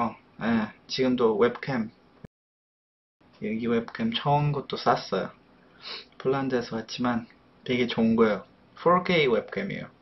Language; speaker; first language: Korean; non-native, fluent; Polish